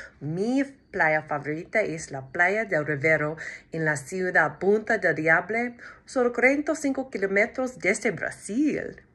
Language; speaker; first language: Spanish; non-native, learner; English